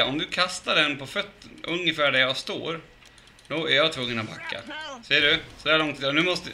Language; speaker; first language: Swedish; native; Swedish